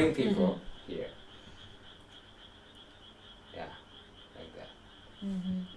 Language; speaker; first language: English; non-native, learner; Japanese